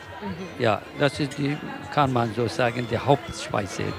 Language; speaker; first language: German; non-native, learner; Kurdish